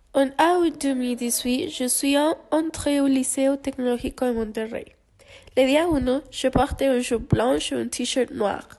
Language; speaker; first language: French; non-native, learner; Spanish